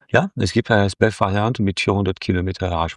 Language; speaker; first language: German; non-native, fluent; French